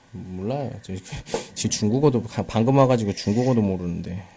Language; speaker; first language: Korean; native; Korean